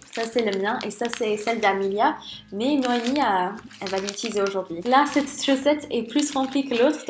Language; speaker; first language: French; non-native, fluent; English